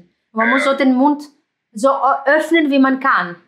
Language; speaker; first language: German; non-native, fluent; Greek